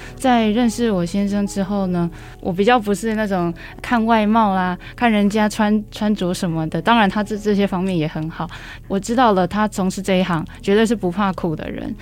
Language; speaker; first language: Chinese; native; Chinese